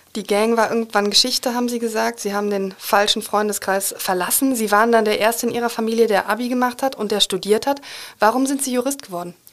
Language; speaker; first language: German; native; German